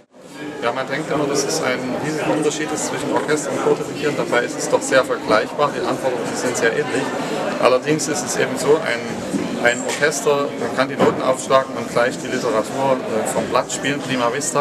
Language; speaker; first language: German; native; German